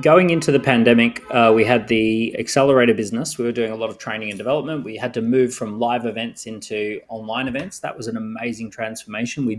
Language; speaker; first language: English; native; English